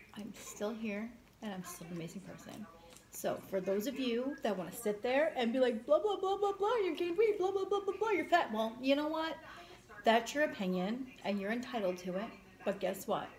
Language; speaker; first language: English; native; English